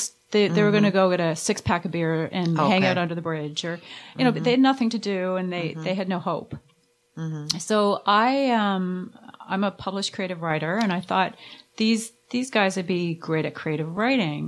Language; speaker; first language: English; native; English